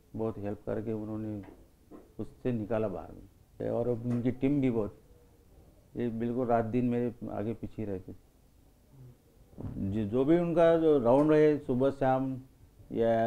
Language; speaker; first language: Hindi; non-native, local second language; Marathi